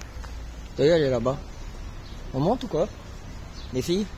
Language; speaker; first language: French; native; French